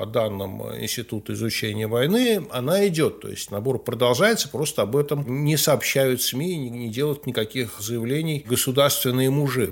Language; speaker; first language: Russian; native; Russian